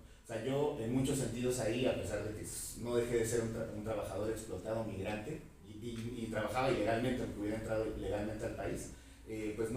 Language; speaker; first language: Spanish; native; Spanish